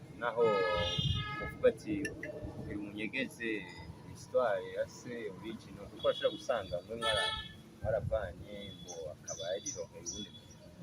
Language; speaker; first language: Rundi; early bilingual, heritage; Rundi